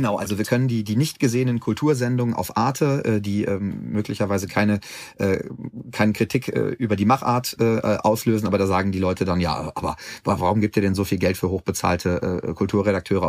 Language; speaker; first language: German; native; German